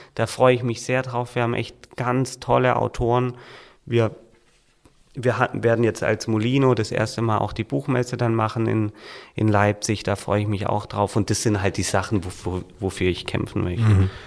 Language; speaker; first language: German; native; German